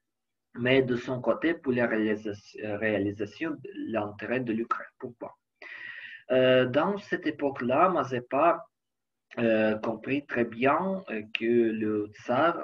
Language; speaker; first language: French; non-native, learner; Ukrainian